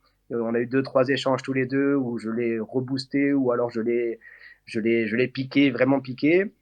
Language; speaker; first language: French; native; French